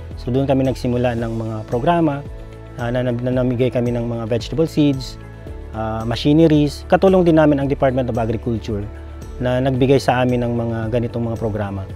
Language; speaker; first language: Filipino; non-native, local second language; Bikol